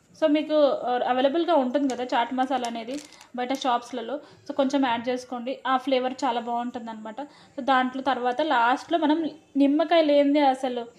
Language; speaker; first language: Telugu; non-native, local second language; Lambadi